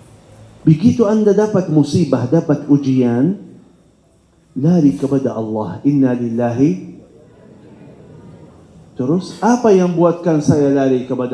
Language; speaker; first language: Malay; non-native, fluent; Arabic